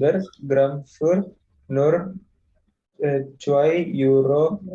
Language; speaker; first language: German; non-native, learner; Indonesian